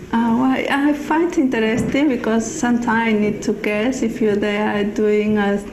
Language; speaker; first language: English; non-native, learner; Spanish